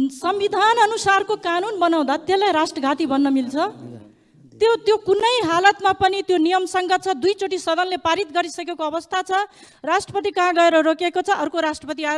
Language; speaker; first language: Nepali; non-native, local second language; Maithili